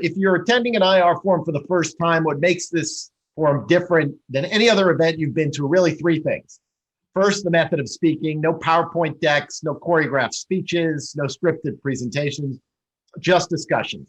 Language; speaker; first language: English; native; English